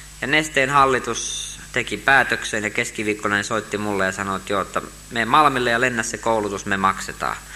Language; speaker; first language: Finnish; native; Finnish